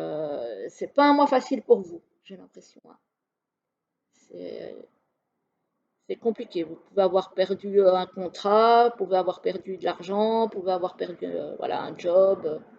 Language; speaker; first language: French; native; French